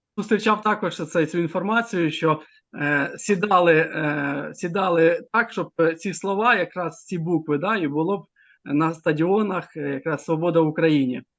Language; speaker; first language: Ukrainian; native; Ukrainian